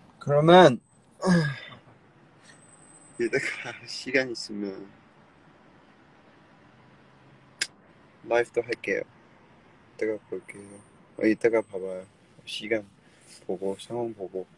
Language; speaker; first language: Korean; non-native, fluent; Chinese